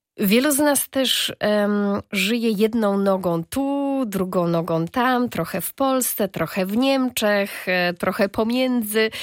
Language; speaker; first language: Polish; native; Polish